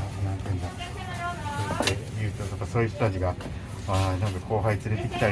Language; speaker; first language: Japanese; native; Japanese